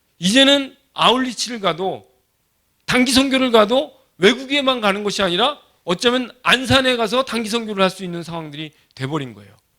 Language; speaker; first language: Korean; native; Korean